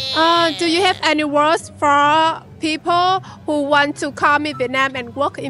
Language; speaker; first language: English; non-native, learner; Vietnamese